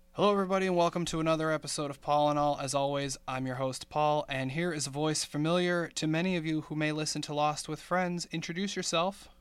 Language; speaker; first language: English; native; English